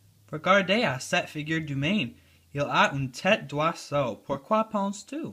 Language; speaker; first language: French; non-native, learner; English